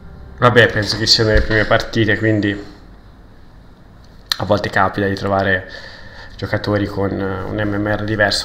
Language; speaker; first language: Italian; native; Italian